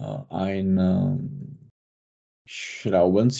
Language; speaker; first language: German; non-native, learner; Czech